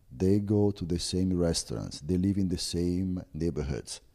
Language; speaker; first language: English; non-native, fluent; Italian